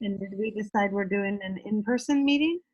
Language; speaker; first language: English; native; English